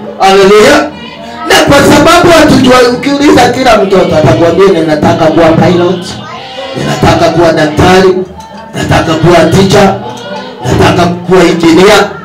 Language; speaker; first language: Swahili; non-native, local second language; Kikuyu